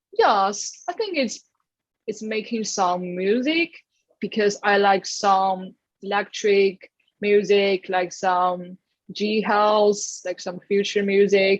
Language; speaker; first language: English; non-native, learner; Chinese